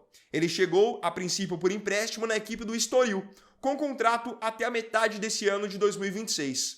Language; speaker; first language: Portuguese; native; Portuguese